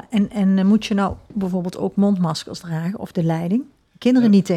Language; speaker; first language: Dutch; native; Dutch